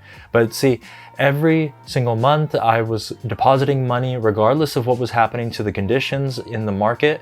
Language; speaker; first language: English; native; English